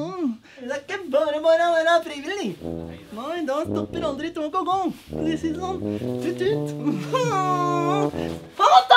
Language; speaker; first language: Norwegian; native; Norwegian